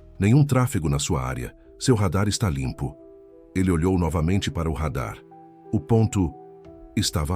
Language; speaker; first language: Portuguese; native; Portuguese